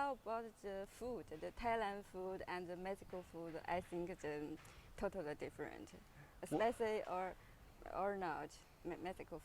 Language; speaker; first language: English; non-native, learner; Chinese